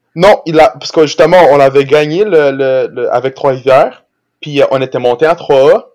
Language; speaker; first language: French; early bilingual, other home language; Portuguese